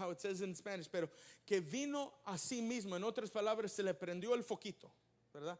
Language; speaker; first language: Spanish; early bilingual, heritage; Spanish